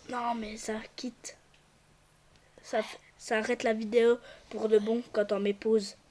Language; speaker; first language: French; native; French